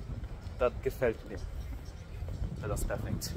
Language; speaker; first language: German; non-native, local second language; Luxembourgish